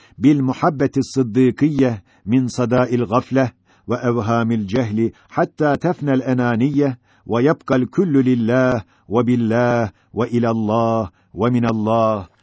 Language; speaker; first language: Arabic; non-native, fluent; Turkish